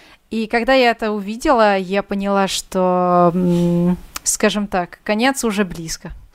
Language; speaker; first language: Russian; non-native, fluent; Hungarian